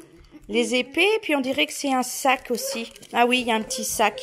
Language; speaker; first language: French; native; French